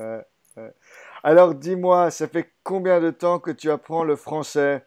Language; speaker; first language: French; native; French